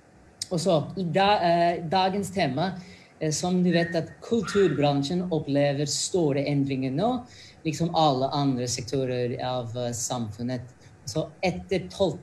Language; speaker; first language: Norwegian; non-native, fluent; English